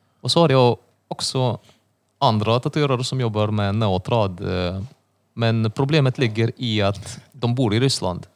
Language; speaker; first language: Swedish; non-native, fluent; Russian